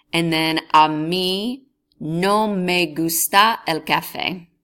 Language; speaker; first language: Spanish; non-native, fluent; English